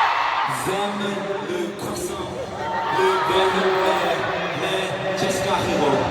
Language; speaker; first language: French; non-native, learner; Korean